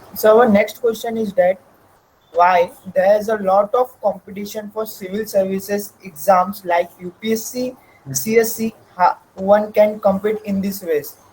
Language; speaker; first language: English; non-native, local second language; Marathi